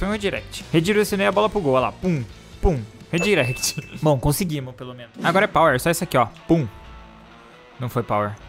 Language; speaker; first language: Portuguese; native; Portuguese